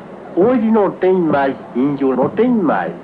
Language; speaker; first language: Portuguese; non-native, local second language; Kayapó